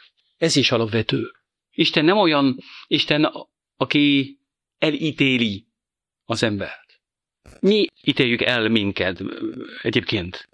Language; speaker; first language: Hungarian; non-native, fluent; French